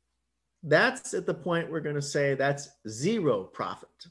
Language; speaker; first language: English; native; English